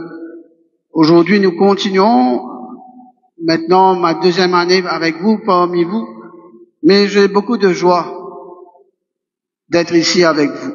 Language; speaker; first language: French; non-native, local second language; Morisyen